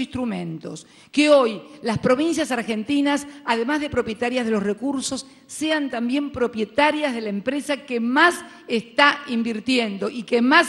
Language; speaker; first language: Spanish; native; Spanish